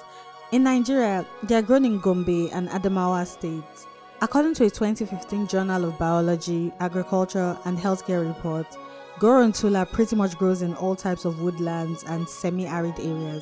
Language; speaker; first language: English; non-native, local second language; Hausa